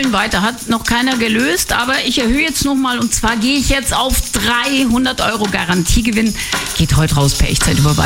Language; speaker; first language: German; native; German